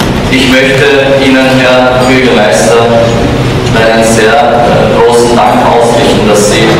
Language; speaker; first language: German; non-native, fluent; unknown